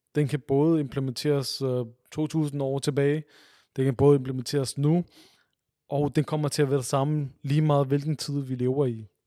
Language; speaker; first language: Danish; early bilingual, other home language; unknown